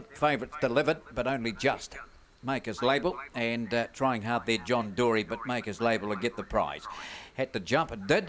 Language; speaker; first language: English; native; English